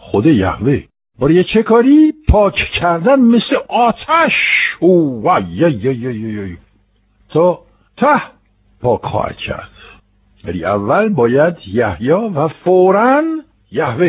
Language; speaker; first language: Persian; non-native, fluent; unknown